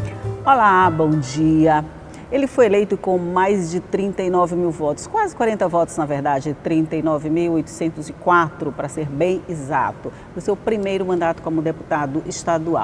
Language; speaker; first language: Portuguese; native; Portuguese